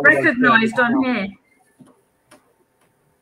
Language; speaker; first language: English; native; English